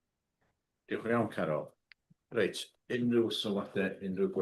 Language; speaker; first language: Welsh; non-native, learner; English